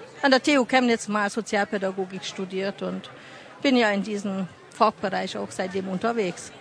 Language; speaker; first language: German; non-native, fluent; Hungarian